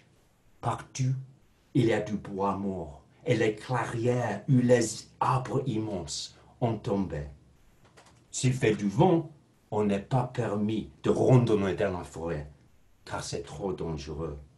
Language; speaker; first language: French; non-native, fluent; English